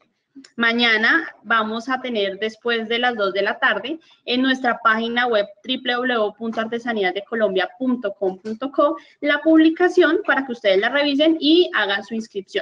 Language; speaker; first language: Spanish; native; Spanish